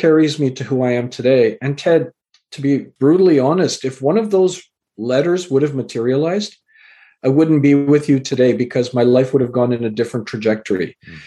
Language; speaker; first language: English; native; English